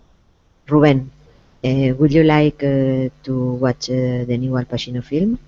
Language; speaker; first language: English; non-native, learner; Spanish